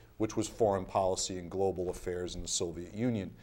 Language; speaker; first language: English; native; English